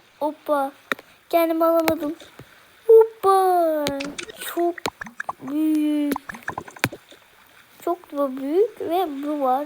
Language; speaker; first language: Turkish; early bilingual, heritage; Turkish